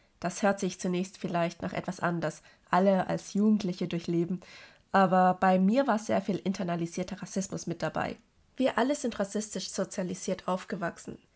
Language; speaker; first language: German; early bilingual, other home language; Cantonese